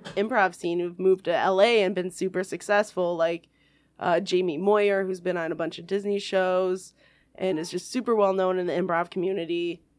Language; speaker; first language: English; native; English